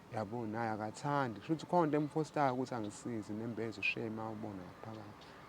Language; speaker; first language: Zulu; native; Zulu